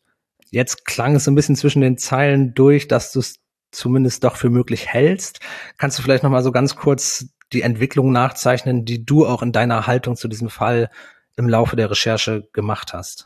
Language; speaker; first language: German; native; German